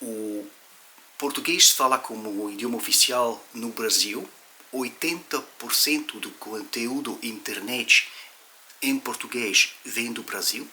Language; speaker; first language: Portuguese; non-native, fluent; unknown